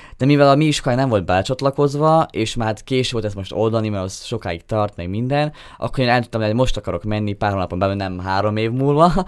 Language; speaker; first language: Hungarian; native; Hungarian